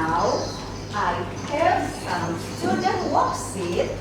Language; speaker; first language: English; non-native, local second language; Indonesian